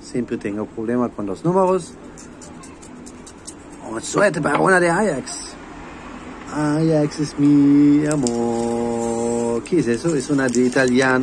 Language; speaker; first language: Spanish; non-native, learner; German